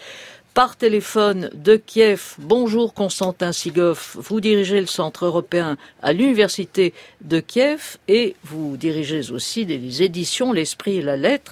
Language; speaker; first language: French; native; French